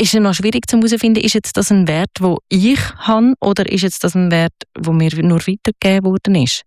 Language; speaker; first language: German; native; German